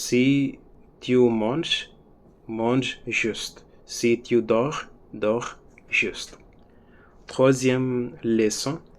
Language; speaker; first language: French; non-native, learner; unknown